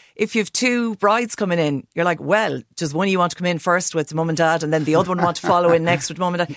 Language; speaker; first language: English; native; English